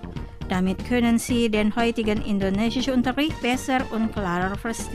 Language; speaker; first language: German; non-native, fluent; Indonesian